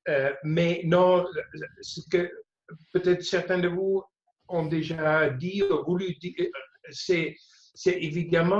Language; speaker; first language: French; non-native, fluent; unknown